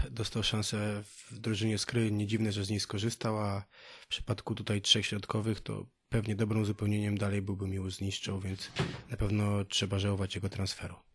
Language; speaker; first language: Polish; native; Polish